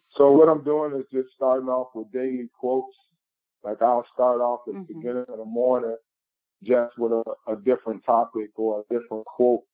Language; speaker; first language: English; native; English